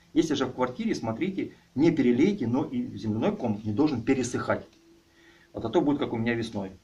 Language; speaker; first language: Russian; native; Russian